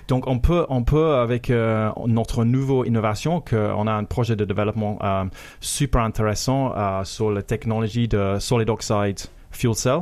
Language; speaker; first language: French; non-native, fluent; English